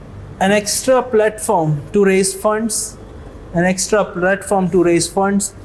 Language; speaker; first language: English; non-native, local second language; Hindi